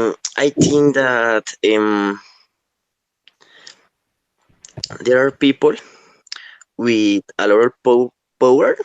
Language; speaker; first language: English; non-native, learner; Spanish